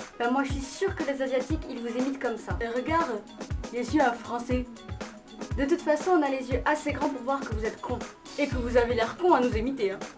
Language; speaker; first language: French; native; French